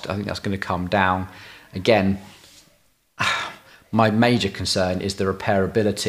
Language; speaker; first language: English; native; English